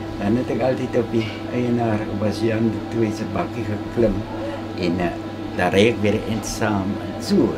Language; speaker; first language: Afrikaans; native; Afrikaans